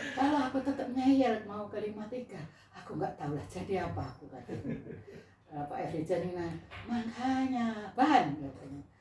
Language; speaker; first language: Indonesian; non-native, local second language; Javanese